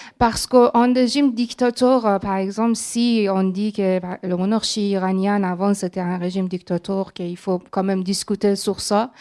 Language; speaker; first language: French; non-native, fluent; Persian